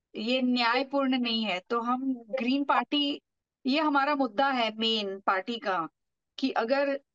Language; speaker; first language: Hindi; non-native, local second language; Marathi